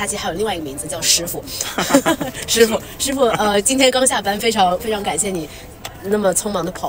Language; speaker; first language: Chinese; native; Chinese